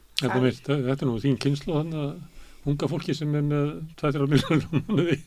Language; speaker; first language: Icelandic; native; Icelandic